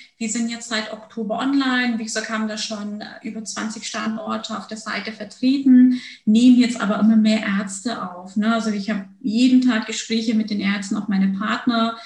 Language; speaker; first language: German; early bilingual, other home language; Turkish